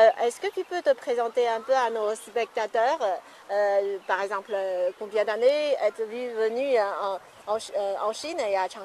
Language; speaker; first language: French; non-native, fluent; Chinese